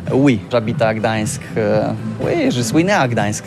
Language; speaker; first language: French; non-native, learner; Polish